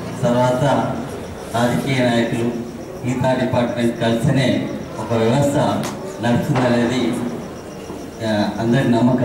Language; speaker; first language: Telugu; native; Telugu